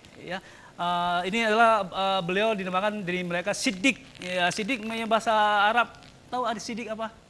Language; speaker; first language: Indonesian; native; Indonesian